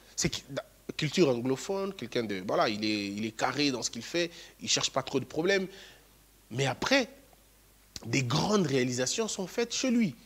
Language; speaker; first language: French; non-native, local second language; Lingala